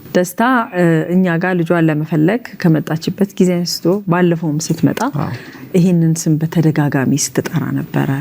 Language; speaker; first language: Amharic; native; Amharic